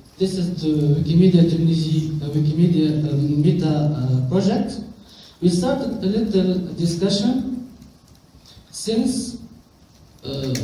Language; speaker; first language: English; non-native, local second language; Arabic